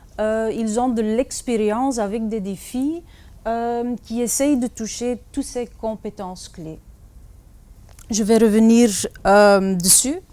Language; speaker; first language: French; non-native, fluent; Dutch